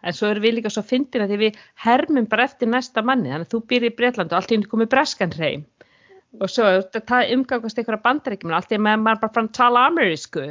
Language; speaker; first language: Icelandic; native; Icelandic